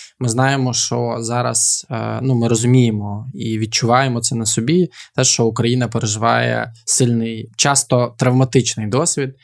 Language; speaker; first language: Ukrainian; native; Ukrainian